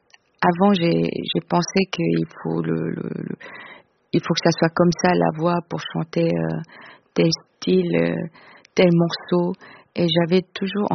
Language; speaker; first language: French; non-native, fluent; Korean